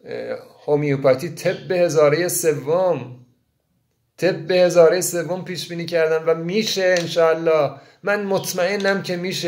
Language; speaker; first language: Persian; native; Persian